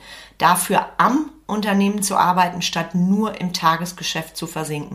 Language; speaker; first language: German; native; German